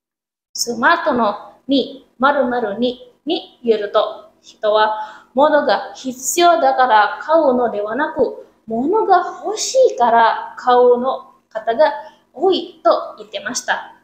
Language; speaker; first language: Japanese; non-native, learner; Indonesian